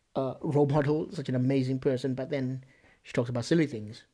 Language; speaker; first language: English; non-native, local second language; Shona